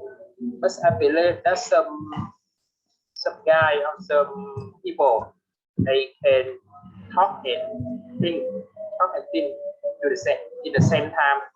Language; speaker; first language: English; non-native, learner; Vietnamese